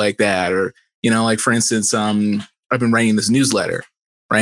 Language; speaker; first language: English; native; English